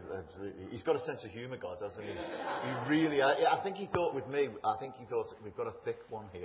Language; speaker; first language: English; native; English